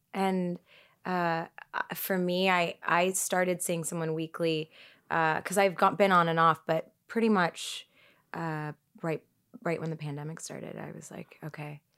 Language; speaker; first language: English; early bilingual, other home language; Tigrinya